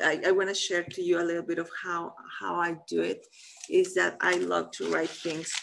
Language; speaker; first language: English; non-native, fluent; Spanish